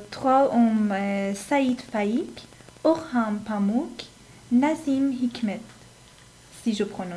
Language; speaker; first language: French; non-native, fluent; Persian